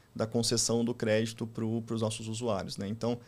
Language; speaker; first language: Portuguese; native; Portuguese